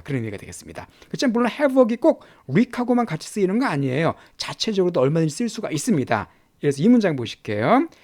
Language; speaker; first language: Korean; native; Korean